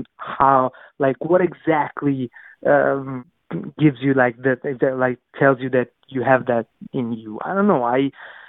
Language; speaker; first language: English; non-native, fluent; Italian